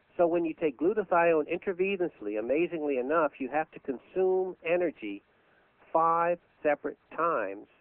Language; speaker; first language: English; native; English